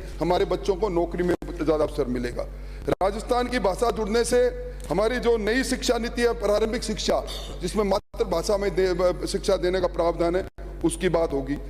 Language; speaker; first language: Hindi; native; Hindi